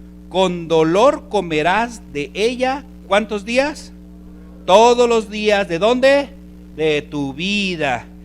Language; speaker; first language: Spanish; native; Spanish